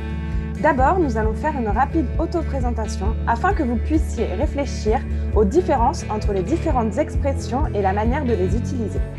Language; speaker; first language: French; native; French